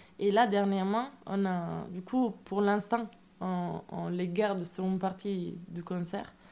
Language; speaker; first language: French; non-native, fluent; Italian